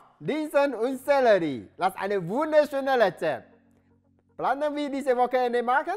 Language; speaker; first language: German; non-native, learner; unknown